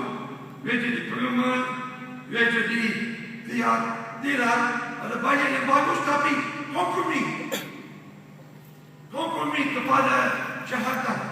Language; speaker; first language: Indonesian; non-native, learner; English